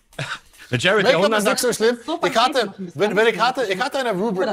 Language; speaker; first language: German; non-native, learner; English